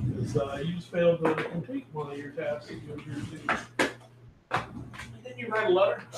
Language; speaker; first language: English; native; English